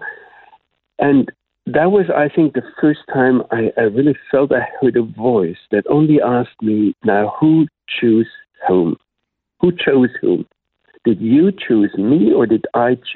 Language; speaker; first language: English; non-native, fluent; German